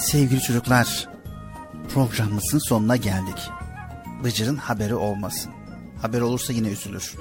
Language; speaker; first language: Turkish; native; Turkish